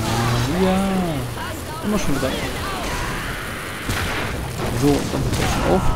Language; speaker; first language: German; native; German